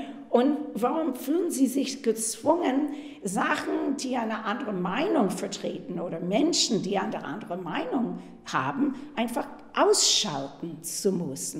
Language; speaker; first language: German; non-native, fluent; English